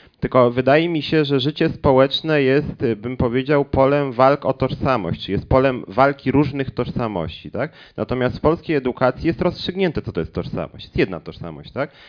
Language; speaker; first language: Polish; native; Polish